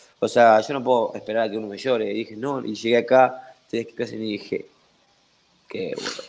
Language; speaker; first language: Spanish; native; Spanish